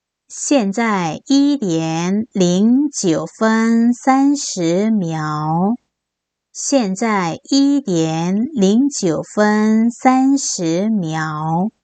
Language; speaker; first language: Chinese; non-native, fluent; Korean